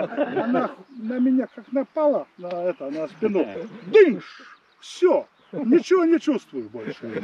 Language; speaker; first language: Russian; non-native, fluent; Latvian